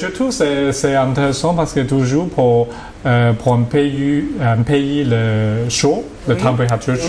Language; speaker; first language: French; non-native, learner; Cantonese